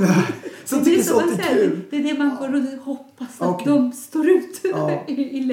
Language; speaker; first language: Swedish; non-native, fluent; Persian